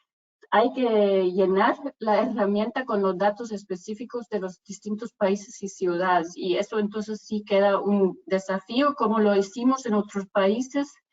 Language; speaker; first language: Spanish; non-native, fluent; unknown